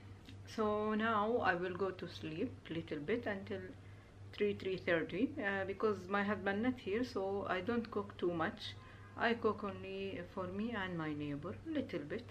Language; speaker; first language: English; non-native, learner; Urdu